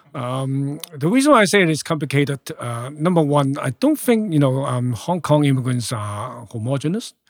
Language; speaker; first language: English; non-native, local second language; Cantonese